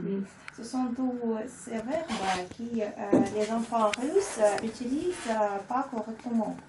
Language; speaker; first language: French; non-native, fluent; Russian